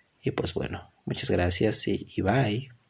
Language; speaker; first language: Spanish; native; Spanish